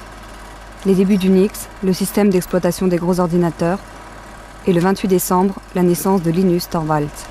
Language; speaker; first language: French; native; French